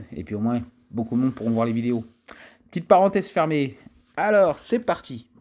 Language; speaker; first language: French; native; French